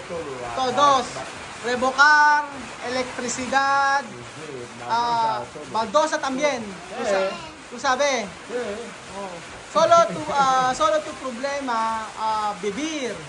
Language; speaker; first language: Spanish; non-native, learner; Filipino